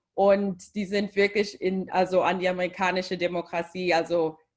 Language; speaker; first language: German; non-native, fluent; English